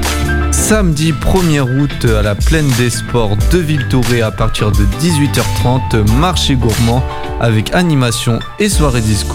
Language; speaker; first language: French; native; French